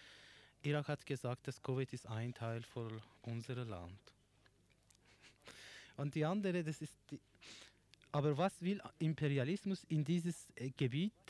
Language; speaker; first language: German; non-native, learner; Persian